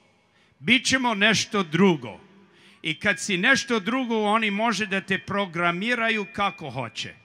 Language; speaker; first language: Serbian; early bilingual, heritage; Serbian